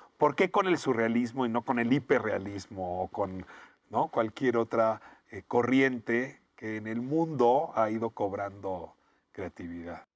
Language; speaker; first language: Spanish; native; Spanish